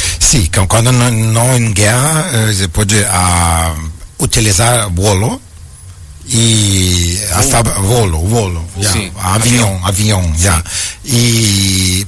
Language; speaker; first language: Portuguese; non-native, learner; Ukrainian